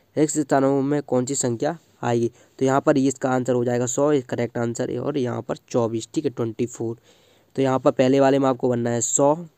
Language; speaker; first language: Hindi; native; Hindi